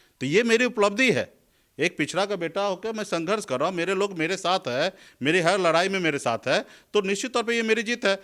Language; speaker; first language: Hindi; native; Hindi